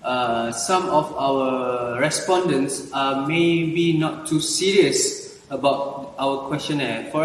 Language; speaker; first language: English; non-native, learner; Malay